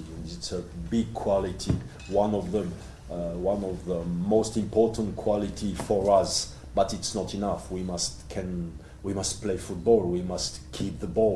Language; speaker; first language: English; non-native, learner; French